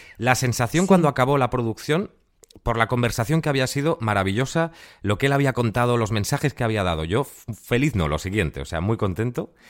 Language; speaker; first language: Spanish; native; Spanish